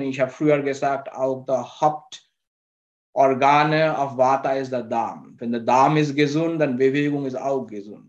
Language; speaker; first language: German; non-native, learner; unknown